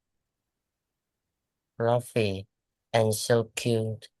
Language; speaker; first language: English; non-native, learner; Vietnamese